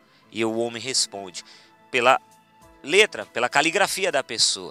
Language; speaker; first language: Portuguese; native; Portuguese